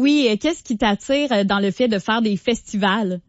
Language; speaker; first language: French; native; French